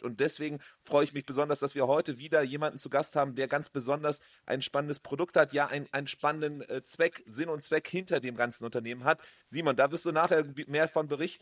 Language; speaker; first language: German; native; German